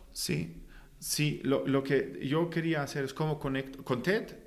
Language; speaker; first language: Spanish; non-native, fluent; German